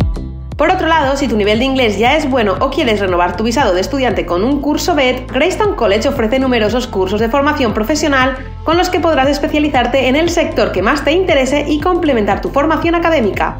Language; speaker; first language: Spanish; native; Spanish